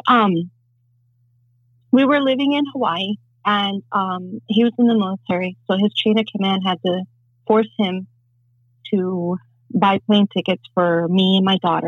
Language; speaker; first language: English; native; English